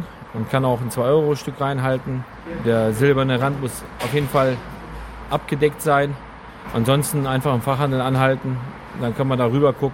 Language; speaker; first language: German; native; German